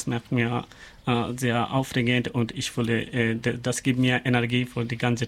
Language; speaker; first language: German; non-native, learner; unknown